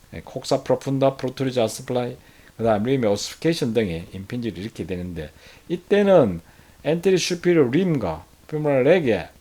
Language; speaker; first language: Korean; native; Korean